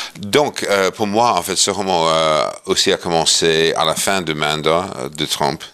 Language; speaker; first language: French; non-native, fluent; English